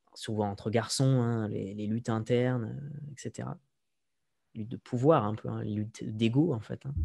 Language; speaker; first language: French; native; French